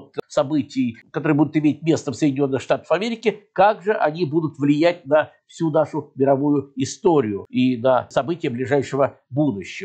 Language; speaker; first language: Russian; native; Russian